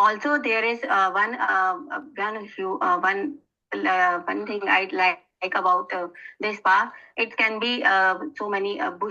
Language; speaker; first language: English; non-native, learner; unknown